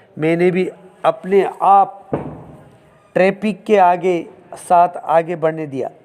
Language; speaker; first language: Hindi; native; Hindi